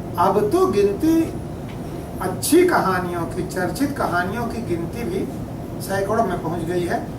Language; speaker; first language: Hindi; native; Hindi